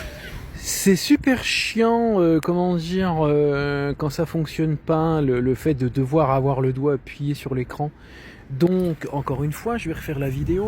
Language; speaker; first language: French; native; French